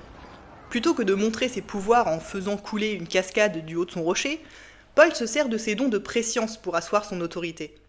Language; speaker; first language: French; native; French